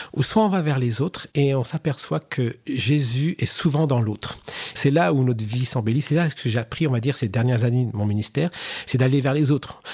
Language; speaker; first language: French; native; French